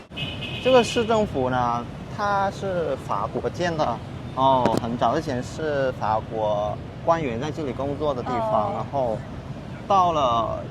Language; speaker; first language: Chinese; non-native, fluent; Vietnamese